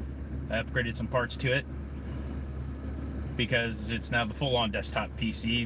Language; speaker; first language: English; native; English